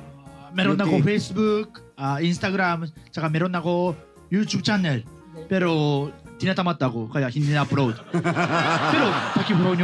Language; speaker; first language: Filipino; non-native, learner; Japanese